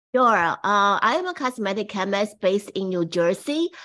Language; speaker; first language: English; non-native, fluent; Chinese